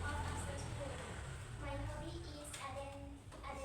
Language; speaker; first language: English; non-native, learner; Indonesian